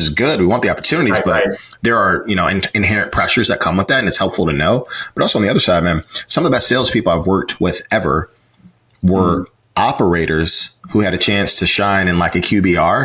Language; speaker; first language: English; native; English